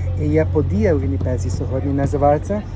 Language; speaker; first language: Ukrainian; non-native, learner; English